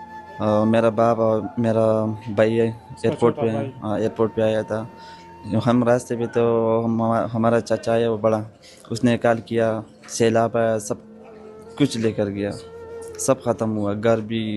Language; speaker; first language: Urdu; non-native, local second language; Pashto